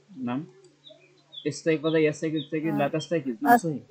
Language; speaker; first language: Arabic; non-native, learner; Bangla